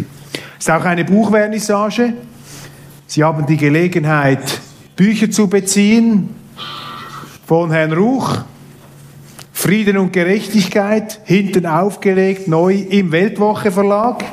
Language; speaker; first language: German; native; German